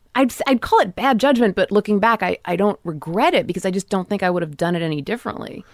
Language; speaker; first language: English; native; English